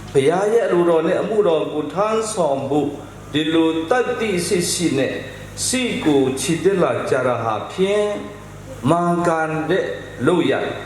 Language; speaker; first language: Burmese; non-native, local second language; Tedim Chin